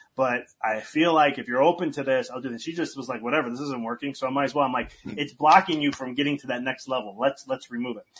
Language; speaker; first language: English; native; English